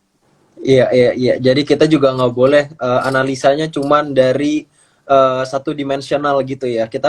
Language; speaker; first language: Indonesian; native; Indonesian